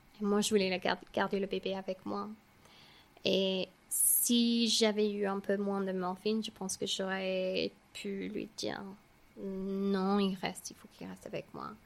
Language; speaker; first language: French; non-native, fluent; English